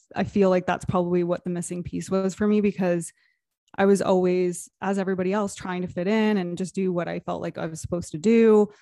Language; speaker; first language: English; native; English